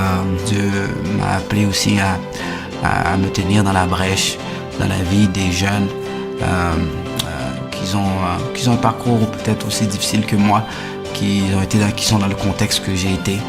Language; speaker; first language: French; early bilingual, other home language; Haitian Creole